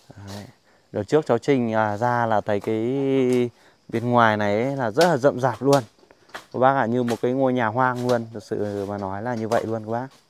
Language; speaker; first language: Vietnamese; non-native, local second language; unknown